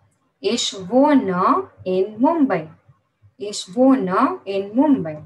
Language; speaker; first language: German; non-native, fluent; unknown